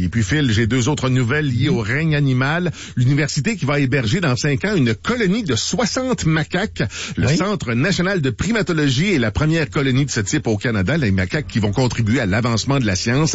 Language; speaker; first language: French; native; French